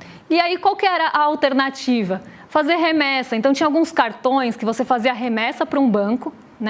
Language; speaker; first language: Portuguese; native; Portuguese